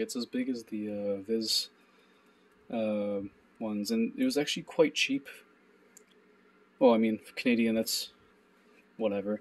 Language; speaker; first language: English; native; English